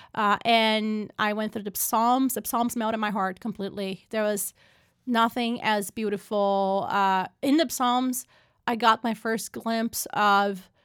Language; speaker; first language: English; non-native, fluent; Portuguese